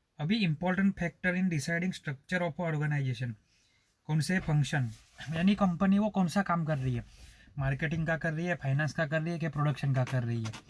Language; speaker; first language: Hindi; non-native, local second language; Marathi